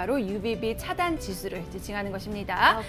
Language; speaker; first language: Korean; native; Korean